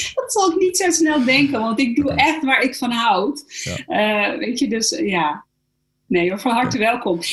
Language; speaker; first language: Dutch; early bilingual, other home language; Arabic